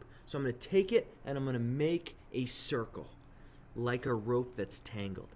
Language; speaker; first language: English; native; English